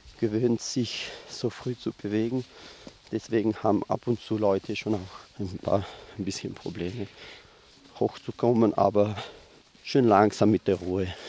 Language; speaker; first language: German; non-native, local second language; Ladin